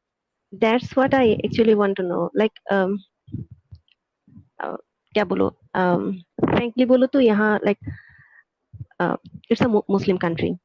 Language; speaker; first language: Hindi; non-native, fluent; Bangla